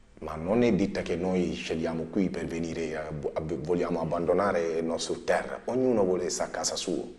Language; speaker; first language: Italian; non-native, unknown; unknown